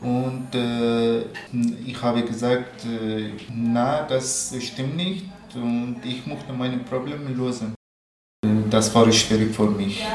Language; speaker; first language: German; non-native, learner; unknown